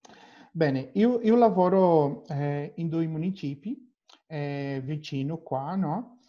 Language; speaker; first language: Italian; non-native, learner; Portuguese